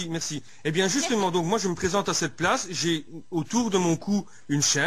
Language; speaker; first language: French; native; French